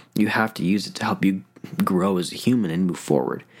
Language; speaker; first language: English; native; English